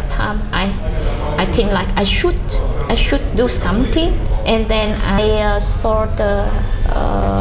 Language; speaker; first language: English; non-native, learner; Vietnamese